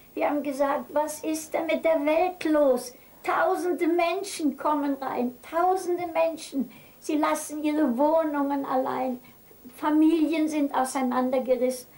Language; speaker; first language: German; native; German